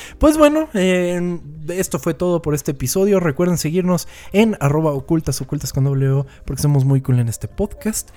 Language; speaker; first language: Spanish; native; Spanish